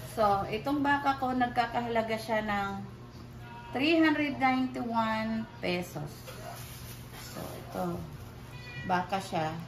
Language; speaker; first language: Filipino; non-native, local second language; Cebuano